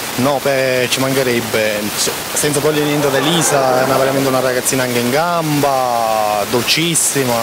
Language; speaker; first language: Italian; native; Italian